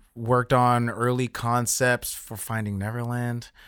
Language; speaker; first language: English; native; English